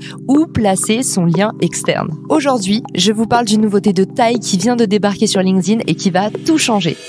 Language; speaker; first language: French; native; French